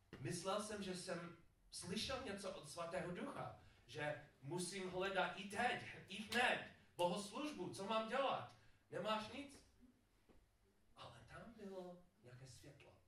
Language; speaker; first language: Czech; non-native, learner; English